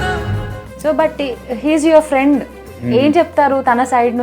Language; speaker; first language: Telugu; native; Telugu